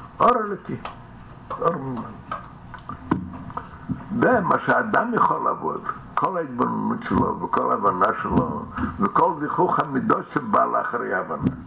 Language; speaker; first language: Hebrew; non-native, fluent; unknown